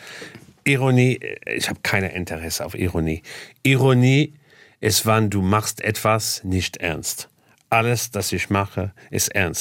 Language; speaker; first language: German; non-native, fluent; English